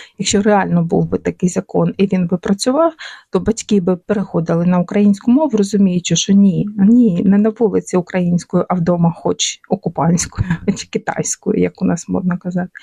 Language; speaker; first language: Ukrainian; non-native, local second language; Russian